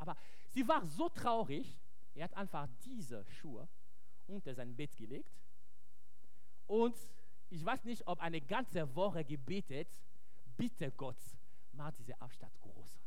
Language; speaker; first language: German; non-native, fluent; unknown